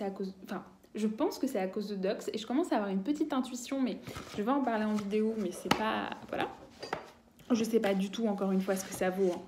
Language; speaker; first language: French; native; French